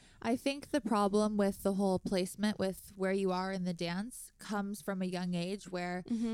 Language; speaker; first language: English; native; English